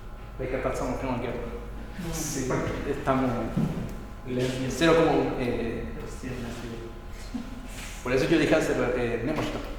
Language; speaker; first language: Spanish; non-native, local second language; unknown